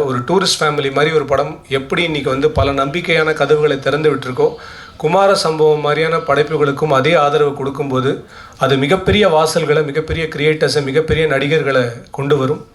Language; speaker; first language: Tamil; native; Tamil